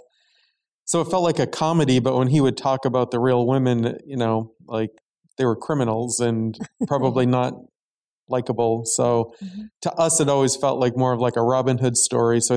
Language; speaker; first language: English; native; English